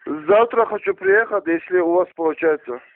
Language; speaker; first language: Russian; non-native, local second language; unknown